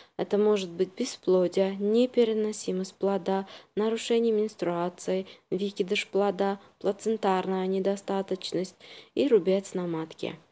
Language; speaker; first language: Russian; non-native, local second language; Uzbek